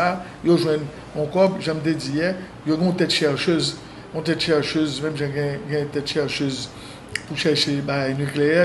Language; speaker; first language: French; non-native, local second language; Haitian Creole